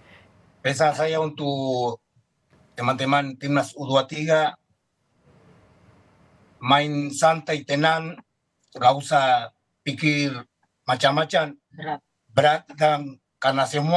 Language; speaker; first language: Indonesian; non-native, fluent; Spanish